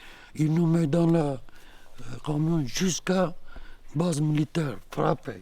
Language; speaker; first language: French; non-native, learner; Kurdish